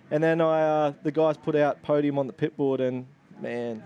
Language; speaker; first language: English; native; English